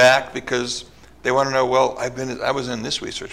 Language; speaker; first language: English; early bilingual, other home language; Italian